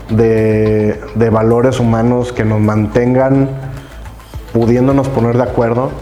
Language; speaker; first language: Spanish; native; Spanish